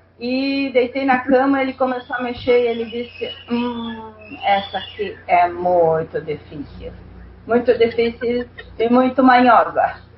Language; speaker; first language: Portuguese; non-native, fluent; Spanish